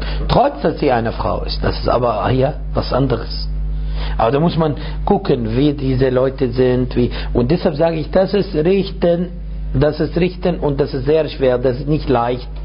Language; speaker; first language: German; non-native, fluent; Arabic